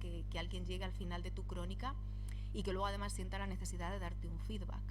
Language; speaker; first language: Spanish; native; Spanish